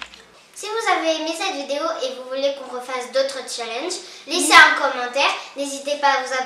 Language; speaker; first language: French; native; French